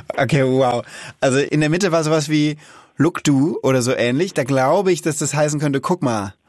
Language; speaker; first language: German; native; German